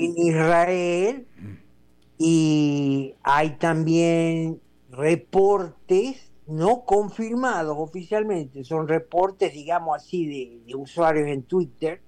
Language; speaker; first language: Spanish; native; Spanish